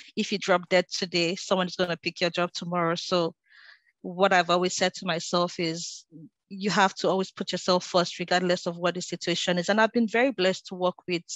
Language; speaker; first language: English; non-native, local second language; Yoruba